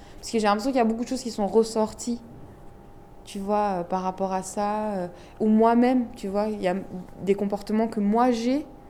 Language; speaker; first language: French; early bilingual, other home language; Arabic